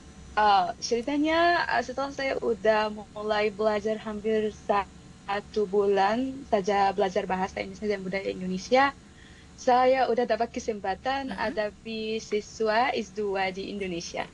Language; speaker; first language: Indonesian; non-native, fluent; Arabic